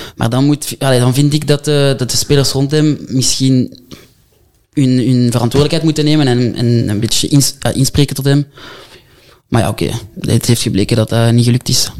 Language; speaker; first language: Dutch; native; Dutch